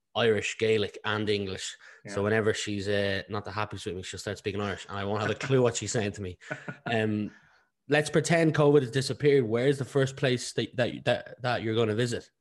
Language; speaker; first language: English; native; English